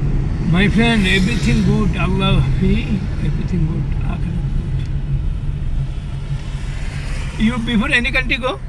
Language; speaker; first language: English; non-native, learner; Bangla